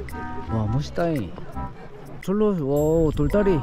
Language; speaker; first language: Korean; native; Korean